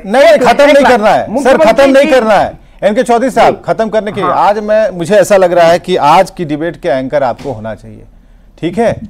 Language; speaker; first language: Hindi; native; Hindi